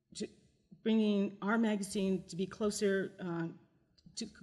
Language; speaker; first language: English; native; English